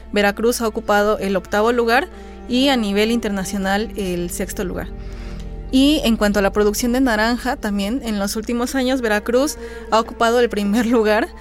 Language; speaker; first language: Spanish; native; Spanish